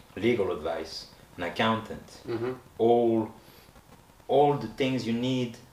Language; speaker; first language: English; non-native, fluent; French